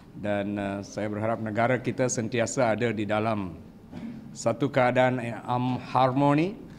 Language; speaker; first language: Malay; non-native, local second language; Tamil